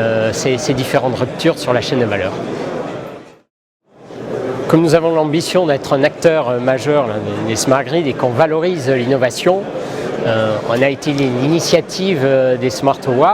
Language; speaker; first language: French; native; French